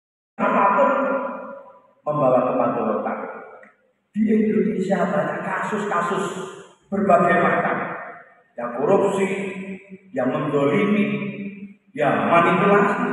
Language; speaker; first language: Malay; non-native, local second language; Javanese